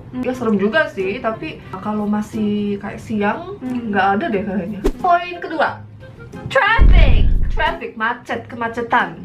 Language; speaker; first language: Indonesian; early bilingual, heritage; Korean